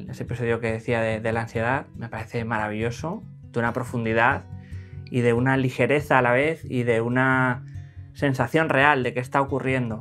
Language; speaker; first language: Spanish; native; Spanish